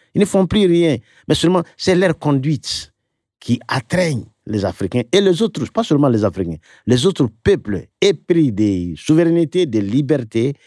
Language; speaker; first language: French; non-native, local second language; Bambara